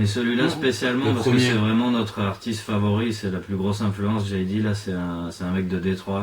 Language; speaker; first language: French; native; French